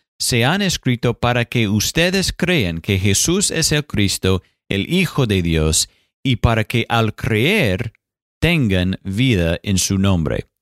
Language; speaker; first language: Spanish; non-native, fluent; English